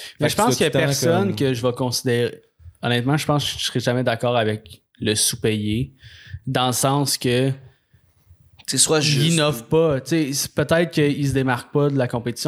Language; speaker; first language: French; native; French